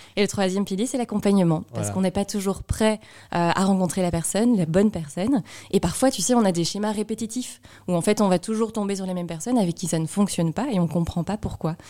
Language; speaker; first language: French; native; French